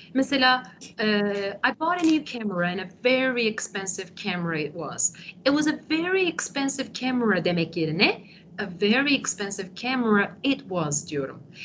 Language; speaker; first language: English; non-native, fluent; Turkish